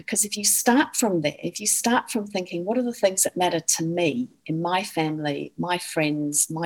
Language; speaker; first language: English; native; English